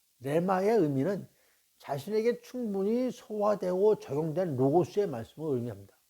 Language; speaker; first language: Korean; native; Korean